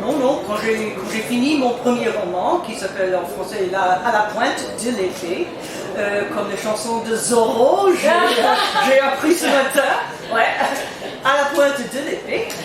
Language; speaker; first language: French; non-native, learner; English